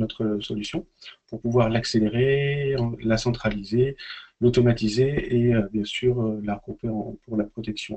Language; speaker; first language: French; native; French